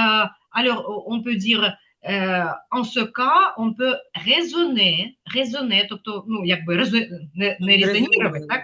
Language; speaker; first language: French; non-native, fluent; Ukrainian